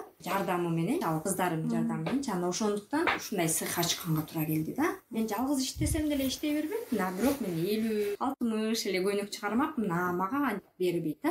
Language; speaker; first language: Kyrgyz; native; Kyrgyz